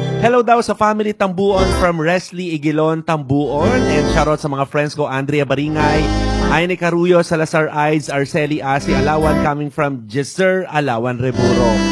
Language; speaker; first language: Filipino; native; Filipino